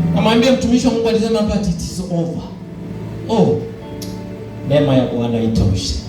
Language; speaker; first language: Swahili; non-native, local second language; Luyia